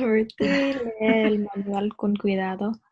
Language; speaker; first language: Spanish; non-native, learner; English